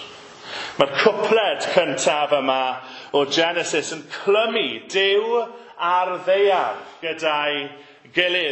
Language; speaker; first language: Welsh; native; Welsh